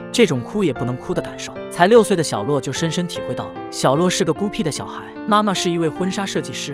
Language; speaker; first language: Chinese; native; Chinese